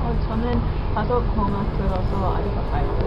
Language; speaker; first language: Korean; non-native, learner; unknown